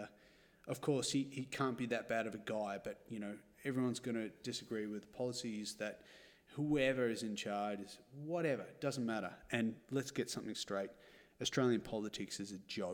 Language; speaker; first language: English; native; English